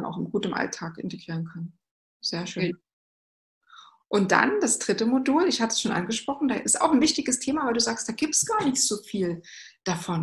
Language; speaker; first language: German; native; German